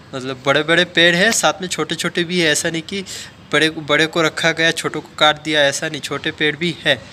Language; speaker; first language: Hindi; non-native, local second language; Assamese